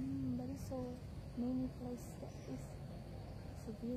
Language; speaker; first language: English; non-native, learner; Javanese